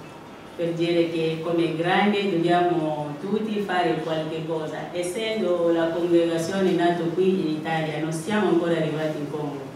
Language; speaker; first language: Italian; non-native, fluent; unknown